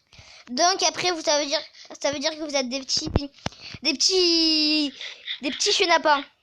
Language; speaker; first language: French; native; French